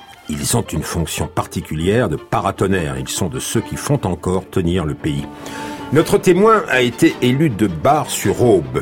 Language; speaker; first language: French; native; French